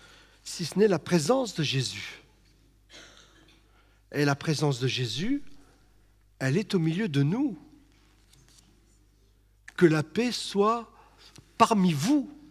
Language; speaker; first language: French; native; French